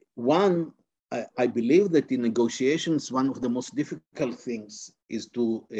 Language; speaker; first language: English; non-native, fluent; Hebrew